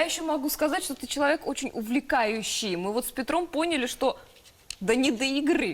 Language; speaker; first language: Russian; native; Russian